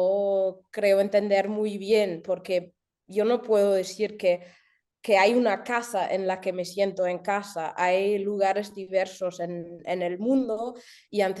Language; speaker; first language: Spanish; early bilingual, heritage; German